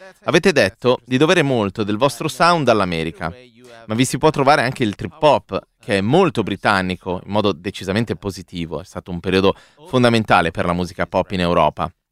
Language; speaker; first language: Italian; native; Italian